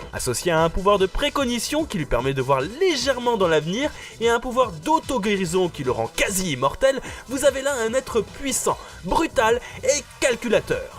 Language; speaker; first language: French; native; French